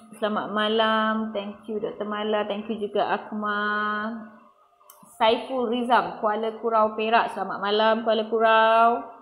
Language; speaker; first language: Malay; non-native, local second language; Tamil